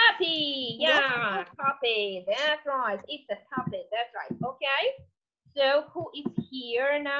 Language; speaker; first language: English; non-native, fluent; Russian